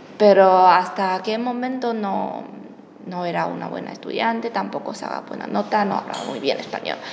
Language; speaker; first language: Spanish; non-native, fluent; Chinese